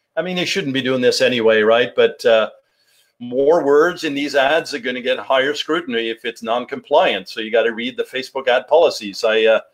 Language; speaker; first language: English; non-native, fluent; Norwegian